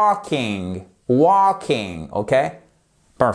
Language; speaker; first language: English; non-native, fluent; French